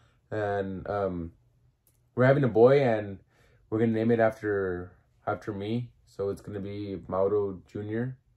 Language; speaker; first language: English; early bilingual, other home language; Spanish